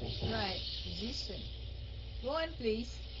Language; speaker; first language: English; non-native, fluent; Vietnamese